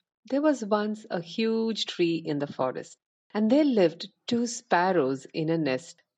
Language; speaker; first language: English; non-native, local second language; Tamil